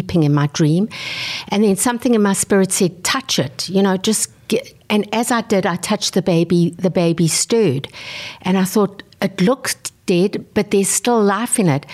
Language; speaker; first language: English; native; English